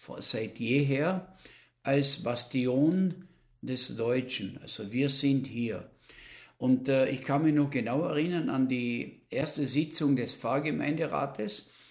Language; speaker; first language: German; non-native, local second language; Slovenian